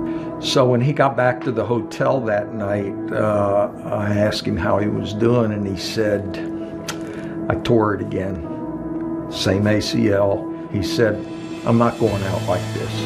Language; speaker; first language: English; native; English